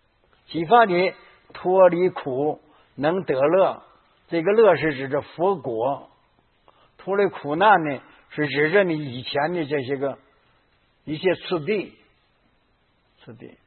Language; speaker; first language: Chinese; native; Chinese